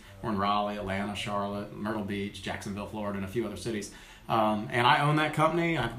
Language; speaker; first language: English; native; English